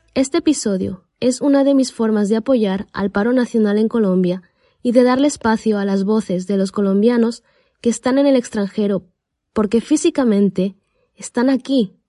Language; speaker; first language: Spanish; native; Spanish